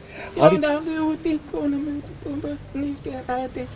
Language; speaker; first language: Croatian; non-native, learner; Finnish